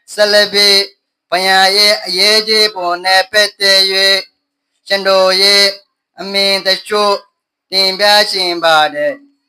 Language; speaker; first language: Burmese; non-native, local second language; Rohingya